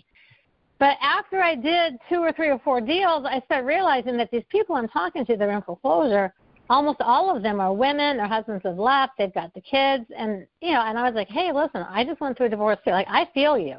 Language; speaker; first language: English; native; English